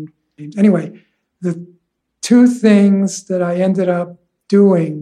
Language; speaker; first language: English; native; English